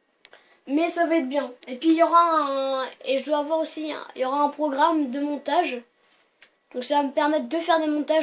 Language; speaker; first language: French; native; French